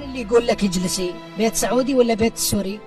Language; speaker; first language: Arabic; native; Arabic